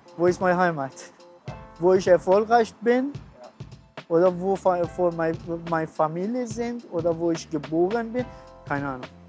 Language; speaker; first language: German; non-native, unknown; Persian